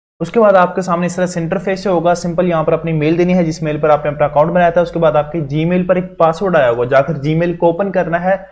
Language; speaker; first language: Urdu; non-native, local second language; Punjabi